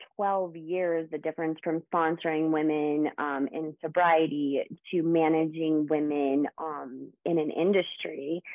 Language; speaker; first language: English; native; English